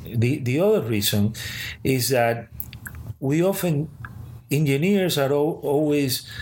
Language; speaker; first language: English; early bilingual, other home language; Spanish